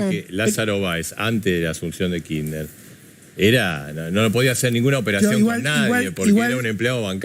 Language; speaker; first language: Spanish; native; Spanish